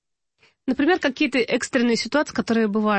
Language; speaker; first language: Russian; native; Russian